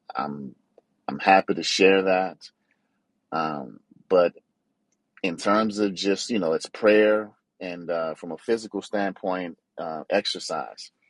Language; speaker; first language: English; native; English